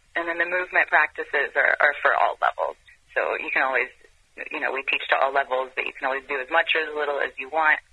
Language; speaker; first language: English; non-native, fluent; Hebrew